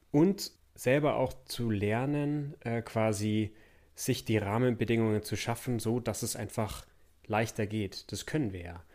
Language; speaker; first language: German; native; German